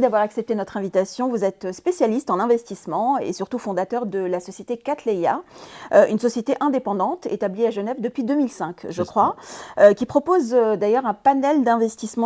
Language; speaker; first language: French; native; French